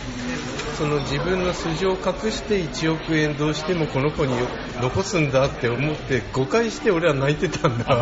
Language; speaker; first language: Japanese; native; Japanese